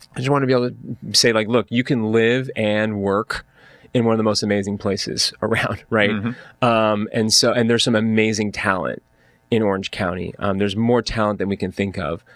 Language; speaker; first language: English; native; English